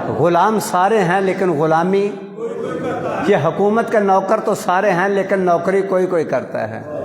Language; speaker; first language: Urdu; non-native, local second language; Punjabi